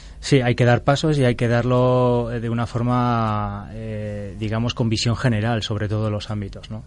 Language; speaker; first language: Spanish; native; Spanish